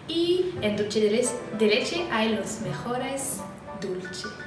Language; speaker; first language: Spanish; non-native, learner; French